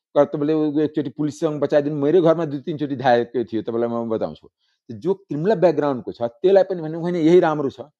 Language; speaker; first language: Nepali; non-native, local second language; Maithili